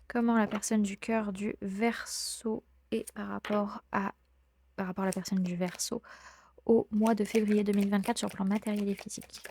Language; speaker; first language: French; native; French